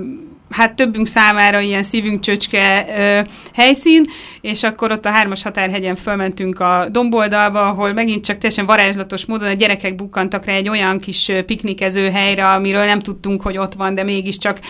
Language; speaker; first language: Hungarian; native; Hungarian